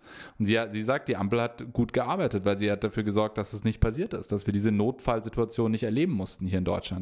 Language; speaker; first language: German; native; German